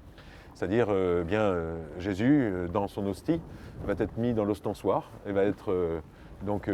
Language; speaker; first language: French; native; French